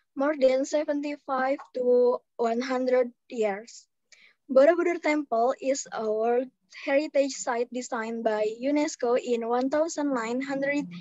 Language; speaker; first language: English; non-native, fluent; Indonesian